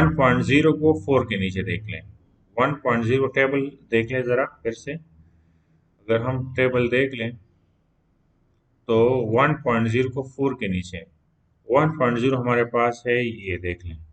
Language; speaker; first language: Hindi; non-native, local second language; Punjabi